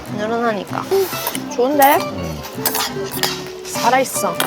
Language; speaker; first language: Korean; non-native, fluent; Swedish